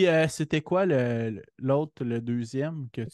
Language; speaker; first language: French; native; French